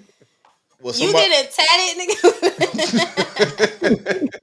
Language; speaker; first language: English; native; English